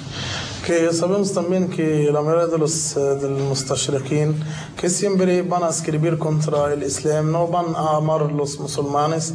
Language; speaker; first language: Spanish; non-native, fluent; Arabic